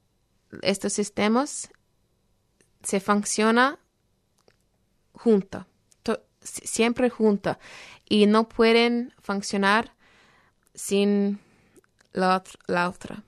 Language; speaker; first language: Spanish; non-native, fluent; English